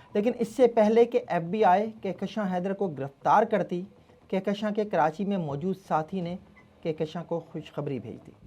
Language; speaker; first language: Urdu; native; Urdu